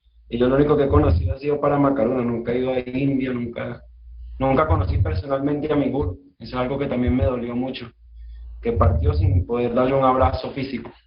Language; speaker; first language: Spanish; native; Spanish